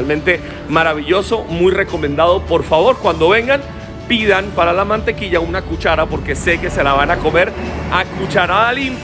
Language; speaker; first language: Spanish; native; Spanish